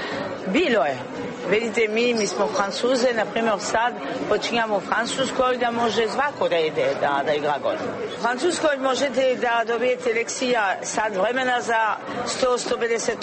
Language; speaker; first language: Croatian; non-native, learner; French